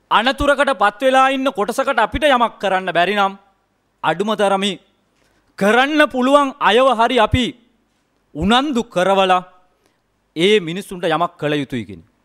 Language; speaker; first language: Sinhala; non-native, local second language; Tamil